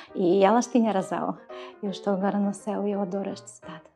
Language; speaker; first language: Portuguese; non-native, learner; Ukrainian